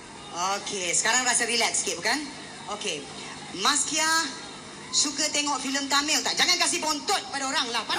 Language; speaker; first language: Malay; native; Malay